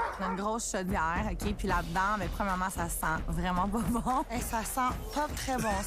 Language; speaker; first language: French; native; French